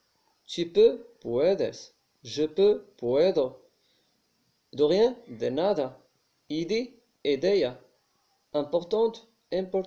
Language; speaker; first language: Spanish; non-native, fluent; Arabic